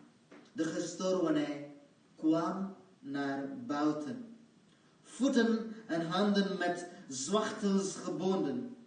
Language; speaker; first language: Dutch; non-native, fluent; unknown